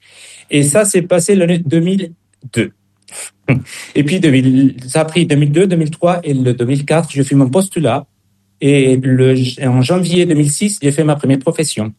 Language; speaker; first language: French; non-native, fluent; Spanish